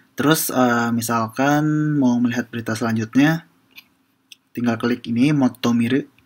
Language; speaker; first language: Indonesian; native; Indonesian